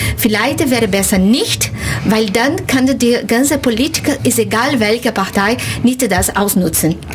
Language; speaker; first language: German; non-native, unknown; Portuguese